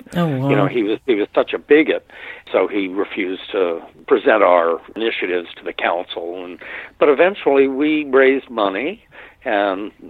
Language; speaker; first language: English; native; English